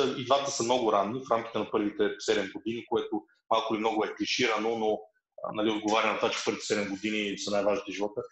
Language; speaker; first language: Bulgarian; early bilingual, other home language; Russian